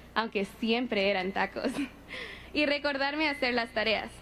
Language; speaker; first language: Spanish; early bilingual, heritage; Spanish